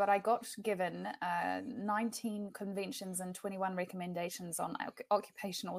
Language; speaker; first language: English; native; English